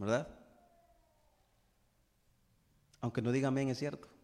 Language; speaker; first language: Spanish; native; Spanish